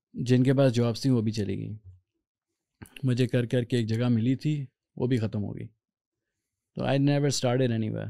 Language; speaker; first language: Urdu; native; Urdu